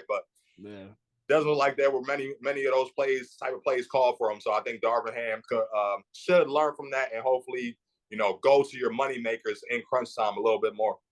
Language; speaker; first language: English; native; English